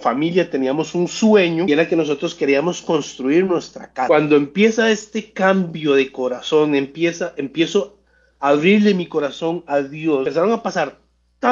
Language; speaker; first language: Spanish; native; Spanish